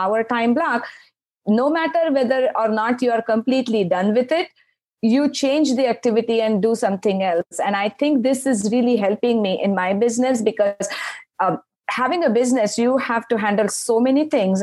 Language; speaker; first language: English; non-native, local second language; Marathi